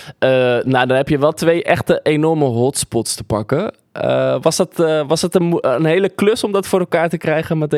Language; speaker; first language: Dutch; native; Dutch